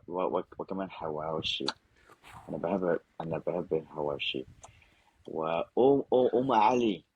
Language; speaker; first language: Arabic; non-native, learner; Spanish